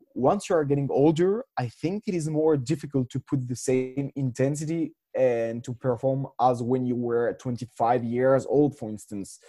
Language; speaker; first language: English; non-native, fluent; French